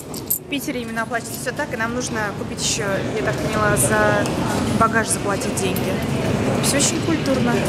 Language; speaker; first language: Russian; native; Russian